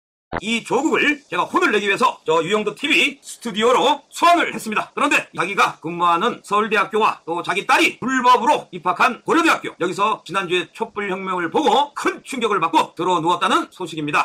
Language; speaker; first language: Korean; native; Korean